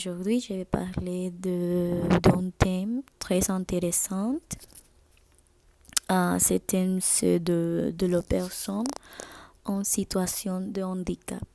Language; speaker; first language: French; non-native, learner; Spanish